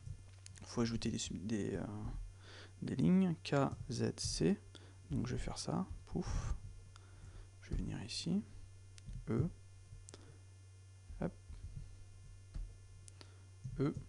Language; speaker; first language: French; native; French